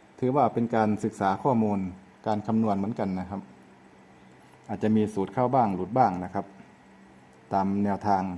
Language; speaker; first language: Thai; native; Thai